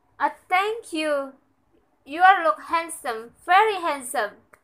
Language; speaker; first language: English; non-native, learner; Indonesian